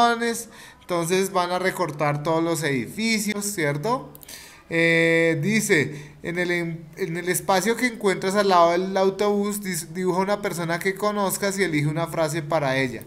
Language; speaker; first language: Spanish; native; Spanish